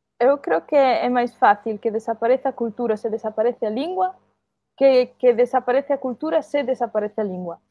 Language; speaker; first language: Galician; early bilingual, heritage; Galician